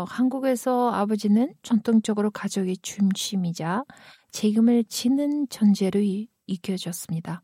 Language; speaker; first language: Korean; non-native, fluent; Kyrgyz